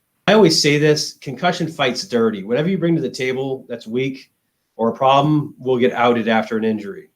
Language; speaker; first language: English; native; English